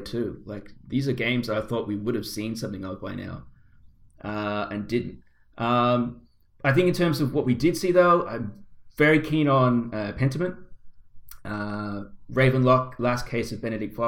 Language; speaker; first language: English; native; English